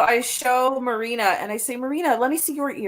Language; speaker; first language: English; native; English